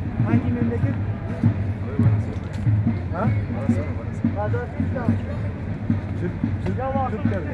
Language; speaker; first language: Turkish; non-native, learner; Kazakh